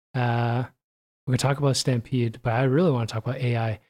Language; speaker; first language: English; early bilingual, other home language; Korean